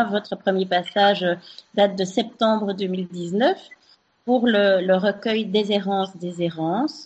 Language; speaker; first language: French; native; French